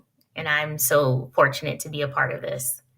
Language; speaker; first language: English; native; English